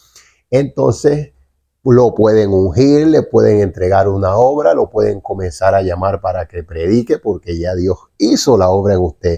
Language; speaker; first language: Spanish; native; Spanish